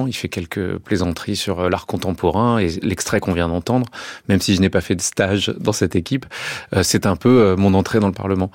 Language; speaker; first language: French; native; French